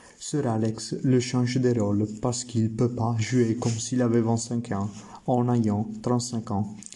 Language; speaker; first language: French; non-native, learner; Italian